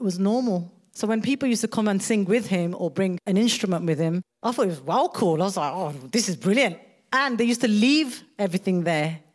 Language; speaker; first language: English; native; English